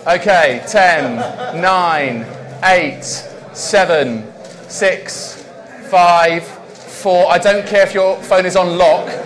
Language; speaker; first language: English; native; English